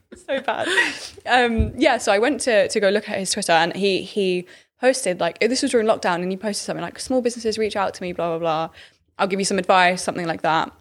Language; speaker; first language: English; native; English